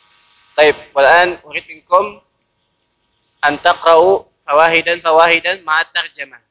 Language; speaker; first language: Arabic; non-native, fluent; Indonesian